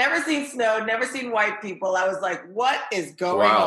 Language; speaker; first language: English; early bilingual, other home language; Haitian Creole